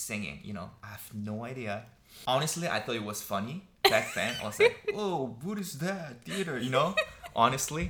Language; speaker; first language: English; non-native, fluent; Korean